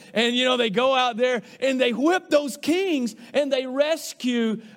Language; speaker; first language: English; native; English